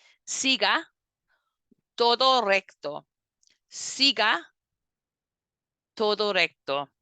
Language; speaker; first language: Spanish; non-native, fluent; English